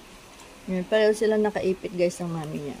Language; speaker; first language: Filipino; native; Filipino